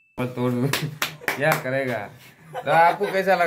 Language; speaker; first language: Hindi; non-native, local second language; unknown